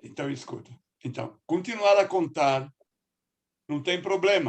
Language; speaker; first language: Portuguese; non-native, fluent; Spanish